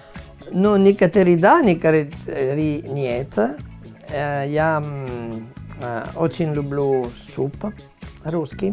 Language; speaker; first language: Russian; non-native, learner; Italian